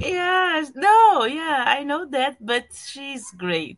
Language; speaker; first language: English; non-native, learner; Portuguese